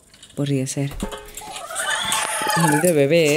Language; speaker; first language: Spanish; native; Spanish